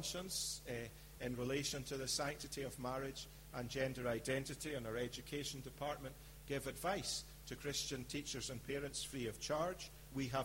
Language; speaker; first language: English; native; English